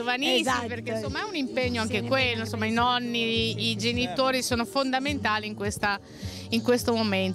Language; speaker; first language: Italian; native; Italian